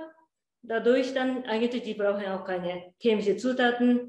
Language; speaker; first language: German; non-native, learner; Japanese